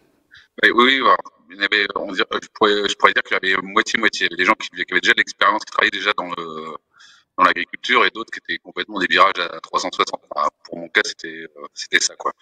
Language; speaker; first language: French; native; French